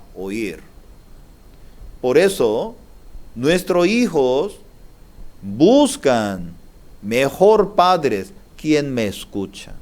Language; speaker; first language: Spanish; non-native, learner; Korean